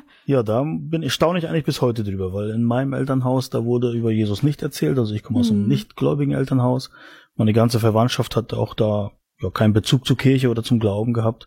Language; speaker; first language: German; native; German